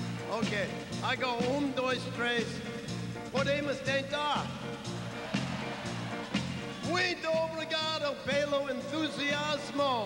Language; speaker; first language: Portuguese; non-native, learner; English